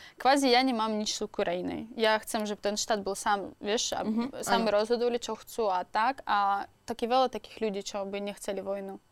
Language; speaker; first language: Slovak; non-native, learner; Russian